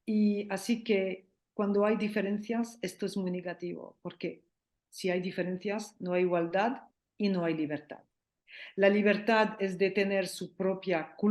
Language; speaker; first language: Spanish; non-native, fluent; French